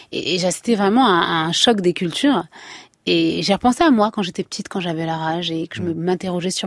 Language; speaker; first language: French; native; French